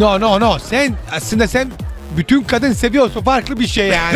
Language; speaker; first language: Turkish; non-native, learner; Italian